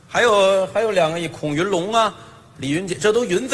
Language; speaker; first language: Chinese; native; Chinese